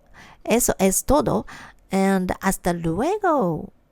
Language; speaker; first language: Spanish; non-native, learner; Japanese